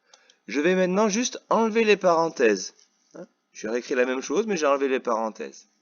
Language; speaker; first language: French; native; French